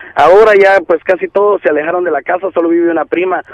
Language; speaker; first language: Spanish; native; Spanish